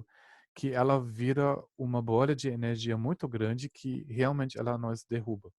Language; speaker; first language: Portuguese; non-native, fluent; German